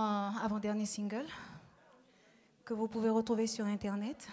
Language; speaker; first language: French; native; French